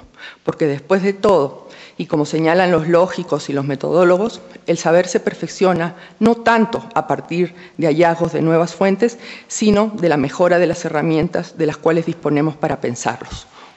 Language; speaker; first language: Spanish; native; Spanish